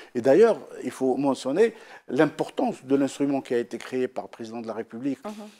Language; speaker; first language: French; non-native, local second language; Arabic